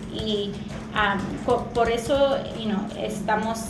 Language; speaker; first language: Spanish; non-native, learner; English